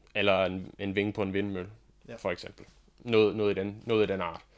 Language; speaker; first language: Danish; non-native, fluent; English